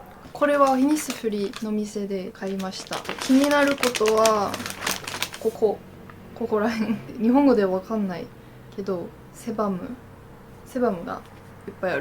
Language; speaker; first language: Japanese; non-native, learner; French